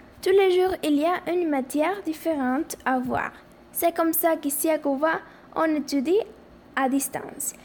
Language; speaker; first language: French; non-native, fluent; Spanish